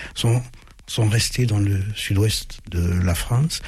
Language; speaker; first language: French; early bilingual, other home language; German